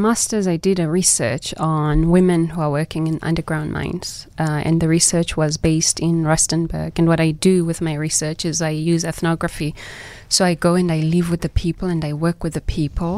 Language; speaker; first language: English; non-native, local second language; Xhosa